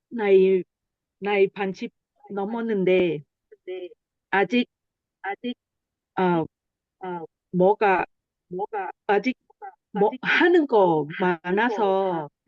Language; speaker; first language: Korean; non-native, learner; Thai